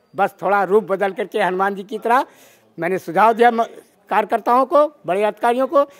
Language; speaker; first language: Hindi; native; Hindi